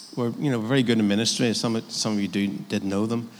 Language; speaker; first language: English; native; English